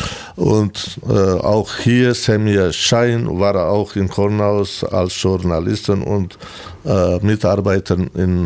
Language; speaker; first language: German; non-native, learner; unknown